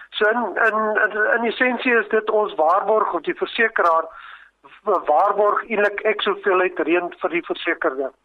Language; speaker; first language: Afrikaans; native; Afrikaans